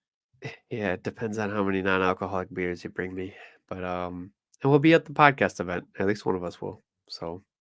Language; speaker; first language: English; native; English